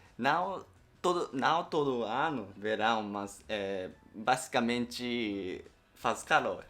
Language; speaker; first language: Portuguese; non-native, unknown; Japanese